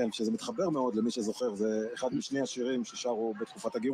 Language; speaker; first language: Hebrew; native; Hebrew